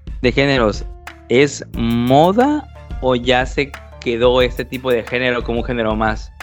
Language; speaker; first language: Spanish; native; Spanish